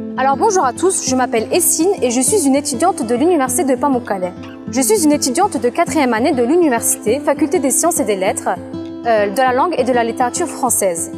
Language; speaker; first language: French; native; French